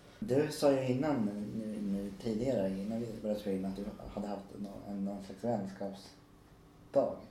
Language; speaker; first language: Swedish; native; Swedish